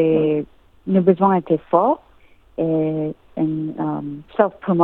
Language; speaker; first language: French; non-native, learner; English